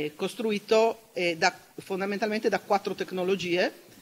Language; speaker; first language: Italian; native; Italian